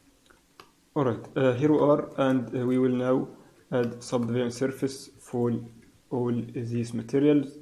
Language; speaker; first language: English; non-native, fluent; Arabic